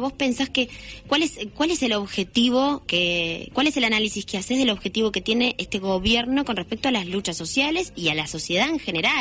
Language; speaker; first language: Spanish; native; Spanish